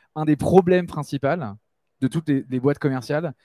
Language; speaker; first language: French; native; French